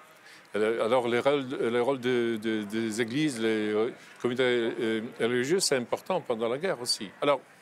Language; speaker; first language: French; non-native, fluent; Polish